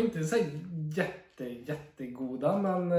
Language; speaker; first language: Swedish; native; Swedish